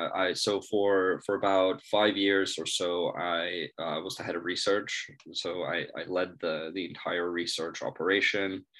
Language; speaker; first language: English; non-native, fluent; Norwegian